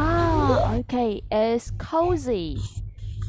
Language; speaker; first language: English; non-native, fluent; Vietnamese